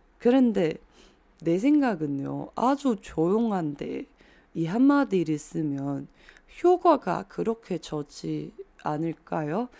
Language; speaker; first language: Korean; non-native, fluent; Chinese